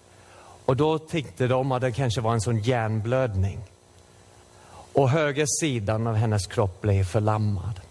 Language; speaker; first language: Swedish; non-native, fluent; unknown